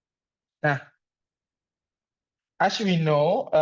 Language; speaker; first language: English; non-native, learner; Indonesian